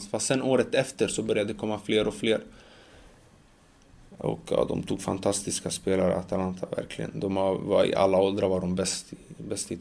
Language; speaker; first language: Swedish; early bilingual, other home language; Macedonian